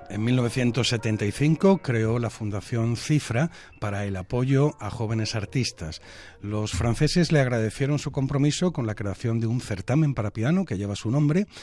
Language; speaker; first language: Spanish; native; Spanish